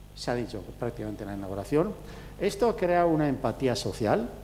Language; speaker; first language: Spanish; native; Spanish